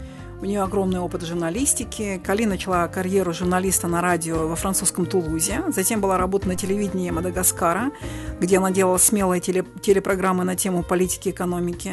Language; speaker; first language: Russian; native; Russian